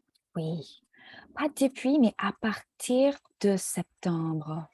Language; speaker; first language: French; non-native, fluent; English